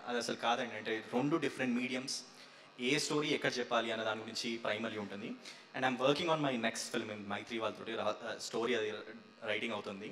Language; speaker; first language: Telugu; native; Telugu